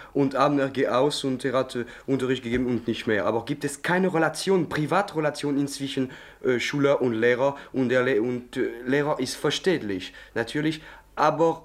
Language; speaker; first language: German; non-native, learner; French